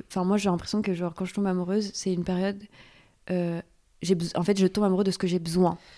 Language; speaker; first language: French; native; French